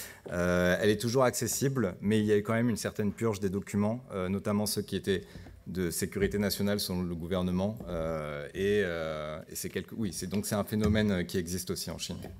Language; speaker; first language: French; native; French